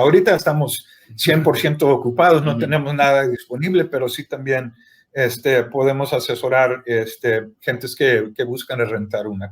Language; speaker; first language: Spanish; early bilingual, heritage; Spanish